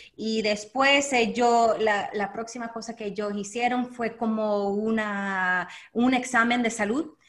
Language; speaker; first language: Spanish; early bilingual, heritage; Spanish